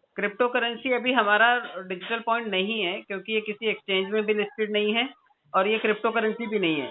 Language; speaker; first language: Hindi; native; Hindi